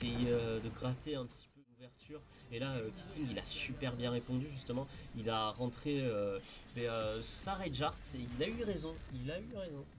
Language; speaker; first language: French; native; French